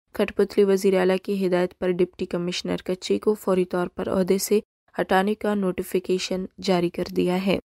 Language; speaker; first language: Urdu; non-native, local second language; Baluchi